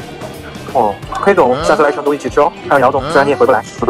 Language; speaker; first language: Chinese; native; Chinese